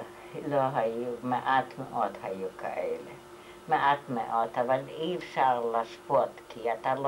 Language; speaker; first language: Hebrew; non-native, fluent; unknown